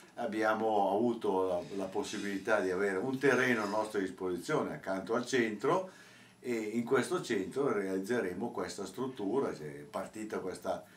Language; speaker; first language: Italian; native; Italian